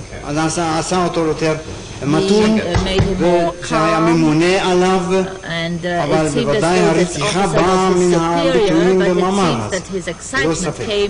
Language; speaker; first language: Hebrew; non-native, fluent; German